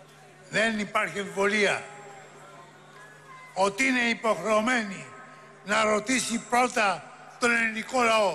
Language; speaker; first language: Greek; native; Greek